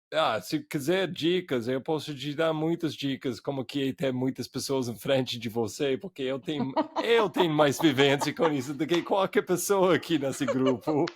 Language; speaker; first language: Portuguese; non-native, fluent; English